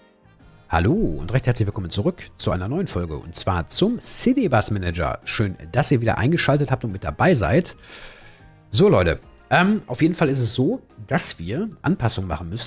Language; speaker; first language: German; native; German